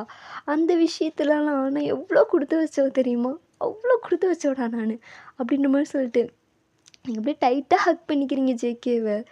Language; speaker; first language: Tamil; native; Tamil